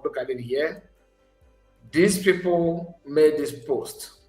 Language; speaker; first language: English; non-native, local second language; Igbo